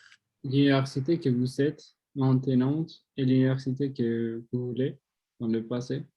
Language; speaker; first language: French; non-native, learner; Spanish